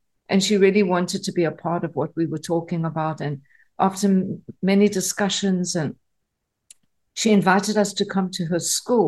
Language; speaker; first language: English; native; English